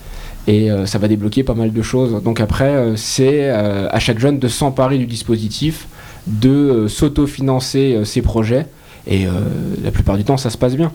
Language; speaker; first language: French; native; French